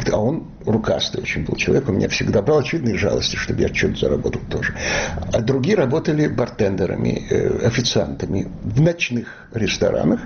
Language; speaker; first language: Russian; native; Russian